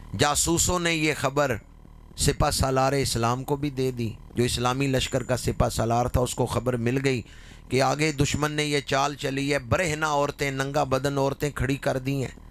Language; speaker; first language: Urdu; non-native, local second language; Punjabi